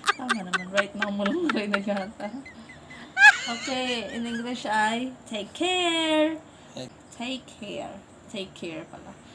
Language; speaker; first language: Filipino; non-native, local second language; Hiligaynon